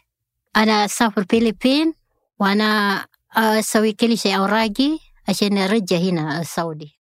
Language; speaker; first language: Arabic; non-native, learner; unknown